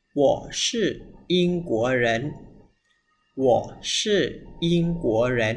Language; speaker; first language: Chinese; non-native, fluent; Thai